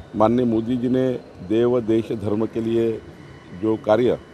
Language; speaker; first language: Hindi; non-native, local second language; Marathi